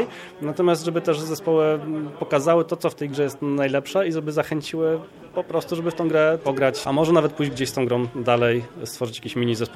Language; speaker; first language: Polish; native; Polish